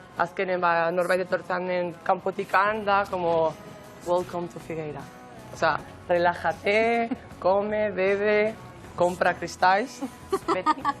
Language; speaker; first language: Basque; early bilingual, heritage; Basque